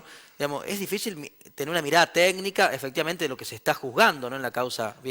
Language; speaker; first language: Spanish; native; Spanish